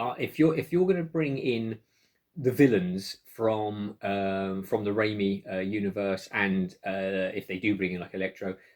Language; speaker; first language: English; native; English